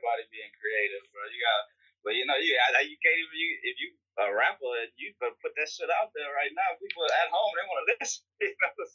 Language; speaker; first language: English; native; English